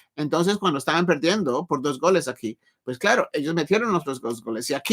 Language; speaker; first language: Spanish; non-native, learner; English